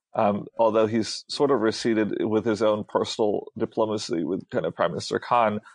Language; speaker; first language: English; early bilingual, other home language; Hindi